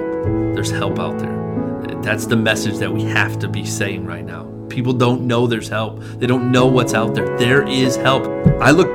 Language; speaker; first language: English; native; English